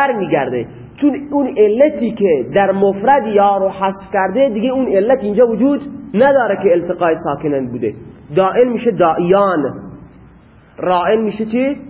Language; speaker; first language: Persian; non-native, local second language; Baluchi